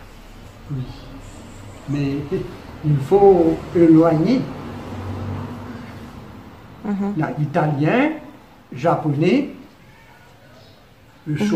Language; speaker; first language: French; non-native, learner; Morisyen